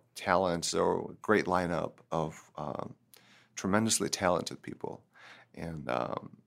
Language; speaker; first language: English; non-native, fluent; Turkish